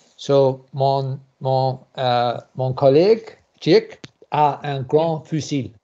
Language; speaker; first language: French; non-native, learner; English